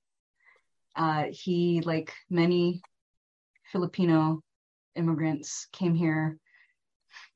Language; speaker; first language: English; early bilingual, other home language; Filipino